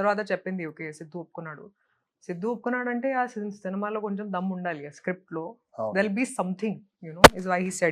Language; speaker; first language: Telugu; non-native, local second language; Hindi